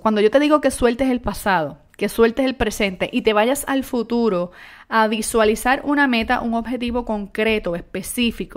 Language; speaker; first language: Spanish; native; Spanish